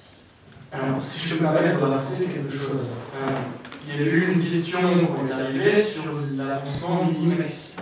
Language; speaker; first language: French; native; French